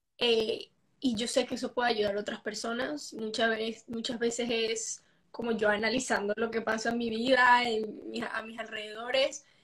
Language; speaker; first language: Spanish; early bilingual, heritage; Spanish